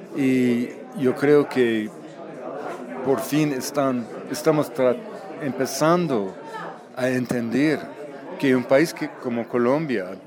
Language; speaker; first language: Spanish; non-native, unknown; English